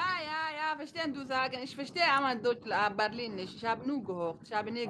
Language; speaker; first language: German; non-native, learner; Somali